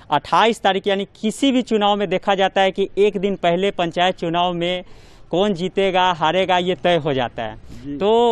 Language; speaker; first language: Hindi; native; Hindi